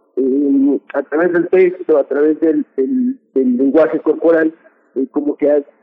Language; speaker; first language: Spanish; native; Spanish